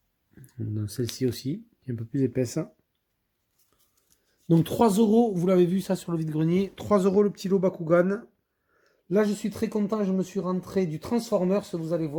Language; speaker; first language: French; native; French